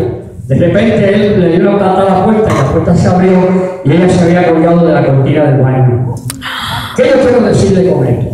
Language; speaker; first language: Spanish; native; Spanish